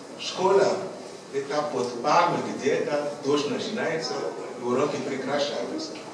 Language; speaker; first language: Russian; non-native, fluent; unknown